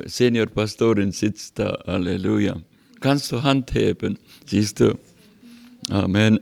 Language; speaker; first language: German; non-native, learner; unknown